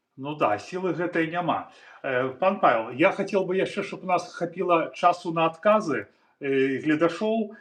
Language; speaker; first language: Belarusian; native; Belarusian